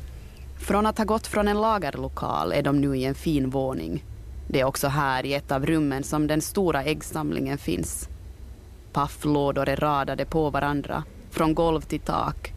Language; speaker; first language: Swedish; native; Swedish